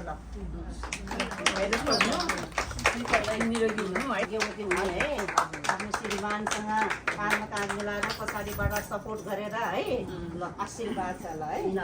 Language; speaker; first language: Nepali; non-native, local second language; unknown